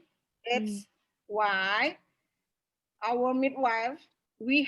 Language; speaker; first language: English; non-native, local second language; Indonesian